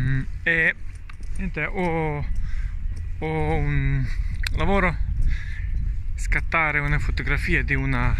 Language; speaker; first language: Italian; non-native, learner; Slovenian